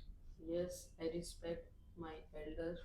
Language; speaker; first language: English; non-native, learner; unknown